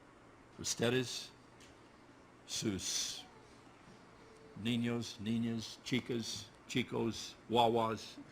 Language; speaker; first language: Spanish; non-native, learner; English